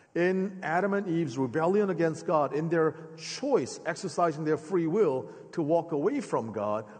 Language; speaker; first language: English; native; English